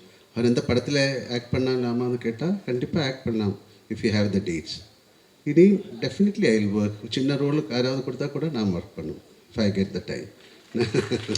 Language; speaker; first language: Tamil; non-native, learner; Malayalam